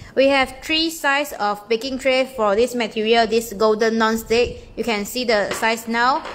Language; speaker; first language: English; non-native, local second language; Chinese